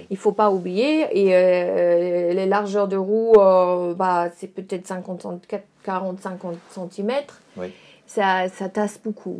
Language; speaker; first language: French; non-native, fluent; German